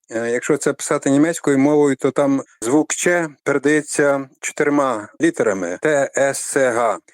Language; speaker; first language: Ukrainian; native; Ukrainian